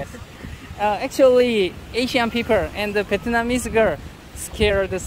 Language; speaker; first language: English; non-native, learner; Korean